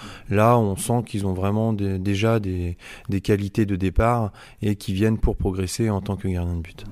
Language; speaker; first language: French; native; French